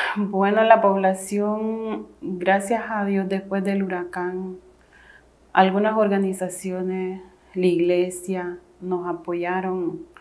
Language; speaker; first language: Spanish; native; Spanish